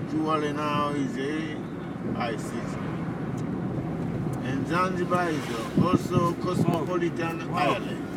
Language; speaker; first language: English; non-native, local second language; Swahili